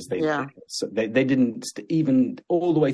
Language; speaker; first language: English; native; English